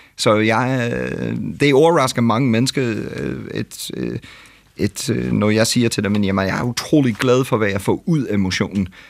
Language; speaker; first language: Danish; non-native, fluent; English